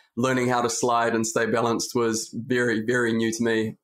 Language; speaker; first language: English; native; English